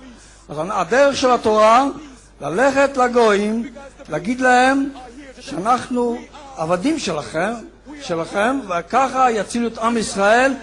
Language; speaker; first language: Hebrew; non-native, fluent; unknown